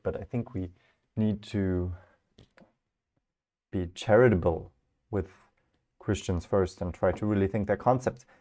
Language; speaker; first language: English; non-native, fluent; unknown